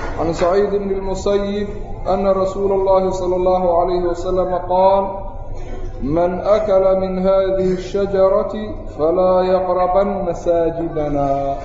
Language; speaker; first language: Arabic; non-native, local second language; Somali